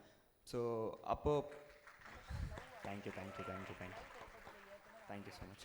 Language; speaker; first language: Tamil; non-native, learner; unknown